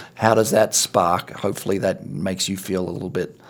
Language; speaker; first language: English; native; English